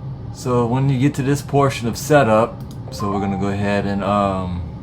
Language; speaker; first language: English; native; English